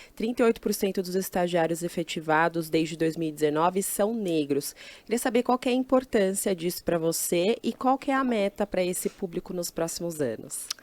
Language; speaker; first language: Portuguese; native; Portuguese